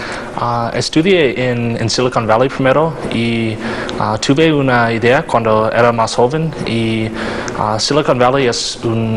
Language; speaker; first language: Spanish; non-native, learner; English